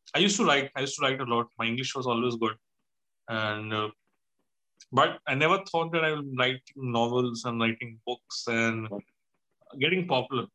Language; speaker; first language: English; non-native, local second language; Hindi